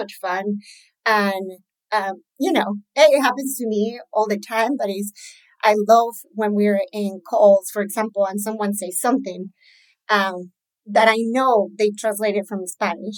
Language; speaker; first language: English; non-native, fluent; Spanish